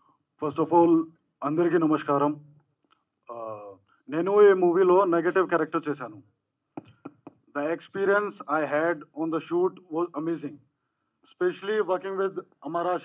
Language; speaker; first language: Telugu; non-native, learner; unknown